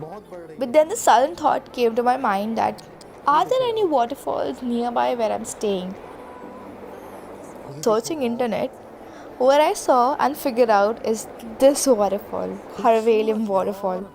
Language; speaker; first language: English; non-native, local second language; Hindi